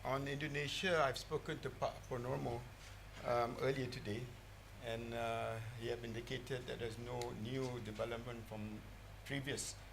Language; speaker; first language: English; non-native, local second language; Malay